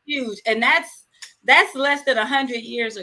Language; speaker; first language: English; native; English